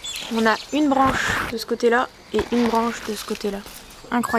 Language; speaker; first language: French; native; French